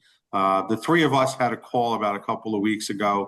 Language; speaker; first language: English; native; English